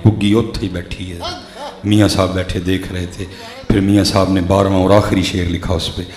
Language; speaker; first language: Urdu; non-native, local second language; Punjabi